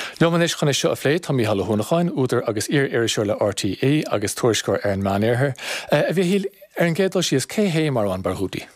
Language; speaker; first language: Irish; native; Irish